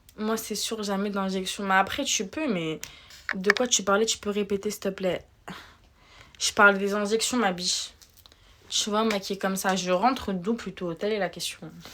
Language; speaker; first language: French; early bilingual, other home language; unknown